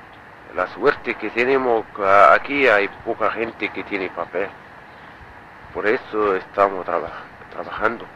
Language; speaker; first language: Spanish; non-native, learner; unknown